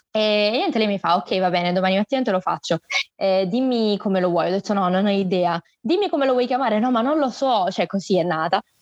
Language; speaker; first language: Italian; native; Italian